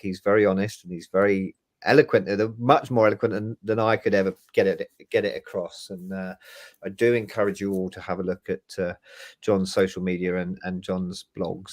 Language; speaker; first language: English; native; English